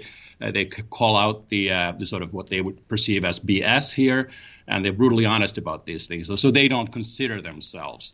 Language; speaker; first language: English; non-native, fluent; Finnish